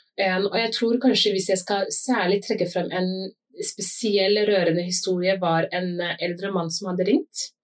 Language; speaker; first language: Norwegian; early bilingual, other home language; Somali